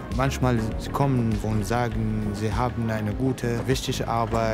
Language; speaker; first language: German; non-native, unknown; Arabic